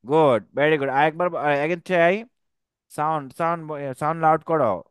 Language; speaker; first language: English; non-native, learner; Bangla